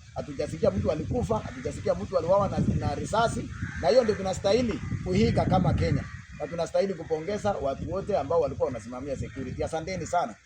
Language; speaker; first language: Swahili; non-native, local second language; Kalenjin